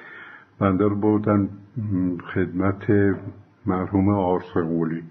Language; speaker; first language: Persian; native; Persian